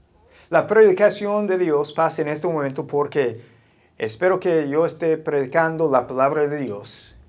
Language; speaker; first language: Spanish; non-native, fluent; English